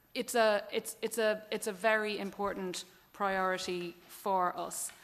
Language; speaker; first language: English; native; English